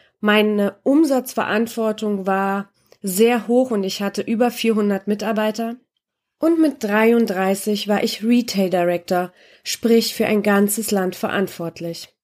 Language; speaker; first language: German; early bilingual, other home language; Polish